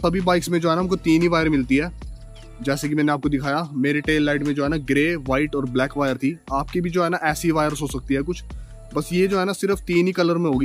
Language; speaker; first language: Hindi; native; Hindi